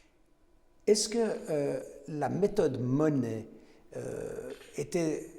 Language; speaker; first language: French; native; French